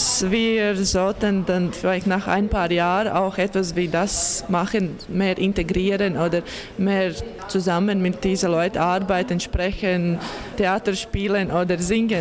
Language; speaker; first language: German; non-native, learner; Latvian